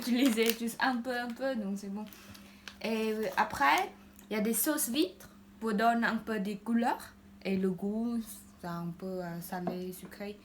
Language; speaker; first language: French; non-native, learner; Khmer